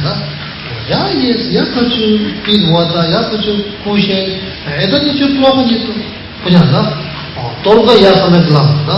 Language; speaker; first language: Russian; non-native, learner; Tibetan